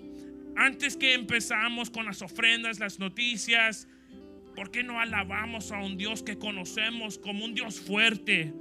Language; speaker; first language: Spanish; early bilingual, heritage; Spanish